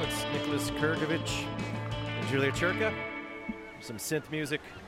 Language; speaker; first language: English; early bilingual, other home language; Finnish